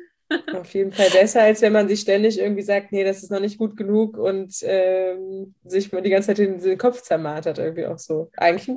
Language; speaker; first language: German; native; German